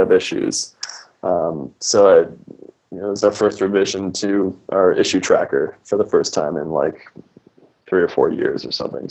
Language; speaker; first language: English; native; English